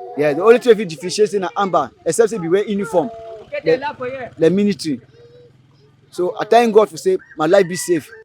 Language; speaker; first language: Nigerian Pidgin; native; Nigerian Pidgin